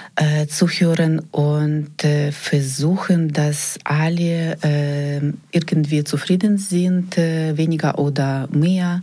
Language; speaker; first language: German; non-native, fluent; Ukrainian